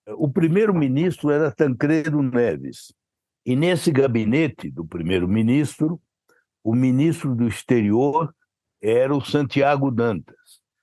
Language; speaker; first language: Portuguese; native; Portuguese